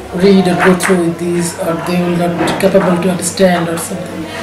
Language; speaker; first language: English; non-native, local second language; Bangla